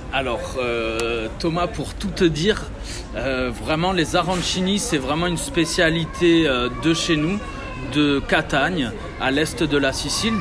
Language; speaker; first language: French; early bilingual, other home language; Italian